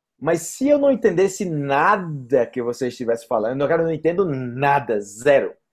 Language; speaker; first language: Portuguese; native; Portuguese